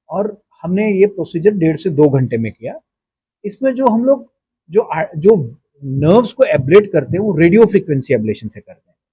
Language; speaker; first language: Hindi; native; Hindi